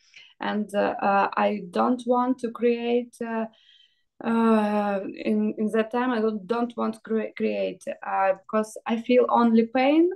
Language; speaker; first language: English; non-native, learner; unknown